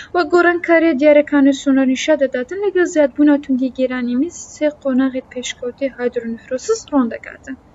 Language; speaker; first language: Central Kurdish; non-native, local second language; Kurdish